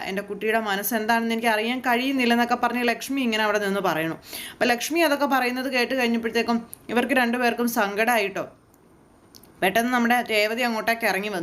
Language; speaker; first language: Malayalam; native; Malayalam